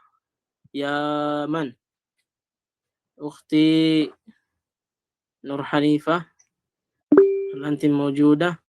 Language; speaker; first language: Arabic; non-native, fluent; Filipino